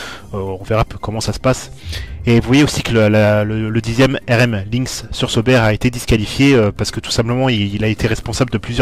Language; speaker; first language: French; native; French